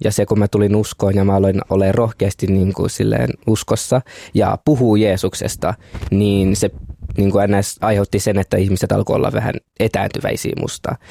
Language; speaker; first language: Finnish; early bilingual, other home language; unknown